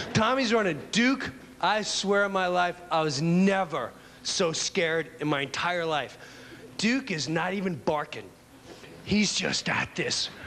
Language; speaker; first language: English; native; English